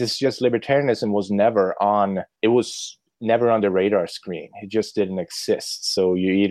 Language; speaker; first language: English; non-native, fluent; Swedish